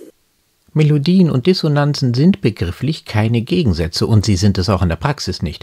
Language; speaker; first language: German; native; German